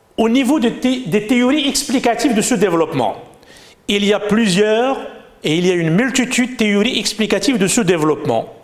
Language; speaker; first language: French; non-native, local second language; Arabic